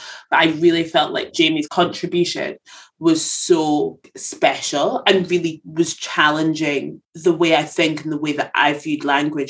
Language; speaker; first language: English; native; English